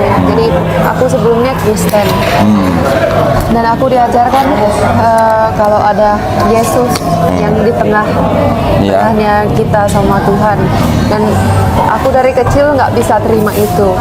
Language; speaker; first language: Indonesian; non-native, fluent; Finnish